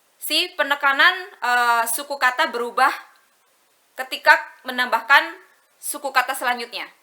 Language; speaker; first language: Indonesian; native; Indonesian